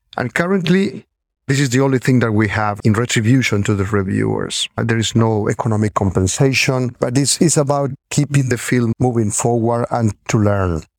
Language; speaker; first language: English; non-native, fluent; Spanish